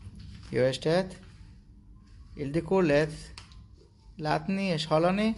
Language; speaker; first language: Hungarian; non-native, learner; Hebrew